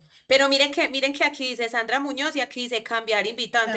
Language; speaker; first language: Spanish; native; Spanish